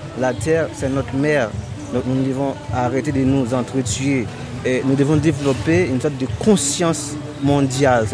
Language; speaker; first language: French; non-native, local second language; Haitian Creole